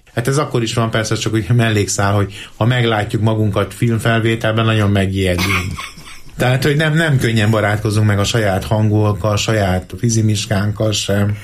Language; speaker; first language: Hungarian; native; Hungarian